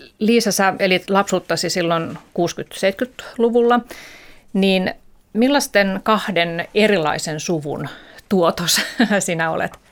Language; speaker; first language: Finnish; native; Finnish